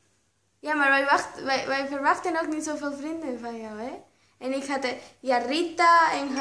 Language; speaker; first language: Dutch; non-native, learner; Spanish